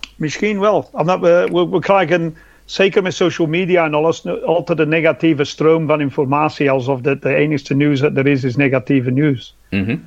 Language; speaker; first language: Dutch; non-native, fluent; English